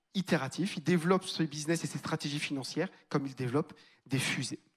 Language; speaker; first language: French; native; French